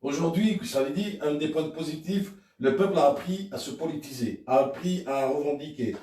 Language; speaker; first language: French; non-native, local second language; Arabic